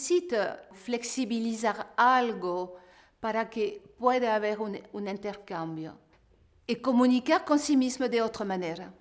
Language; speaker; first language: Spanish; non-native, fluent; French